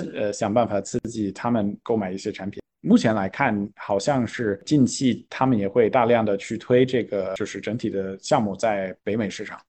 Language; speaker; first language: Chinese; non-native, fluent; English